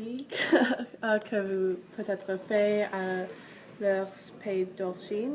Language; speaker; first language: French; non-native, learner; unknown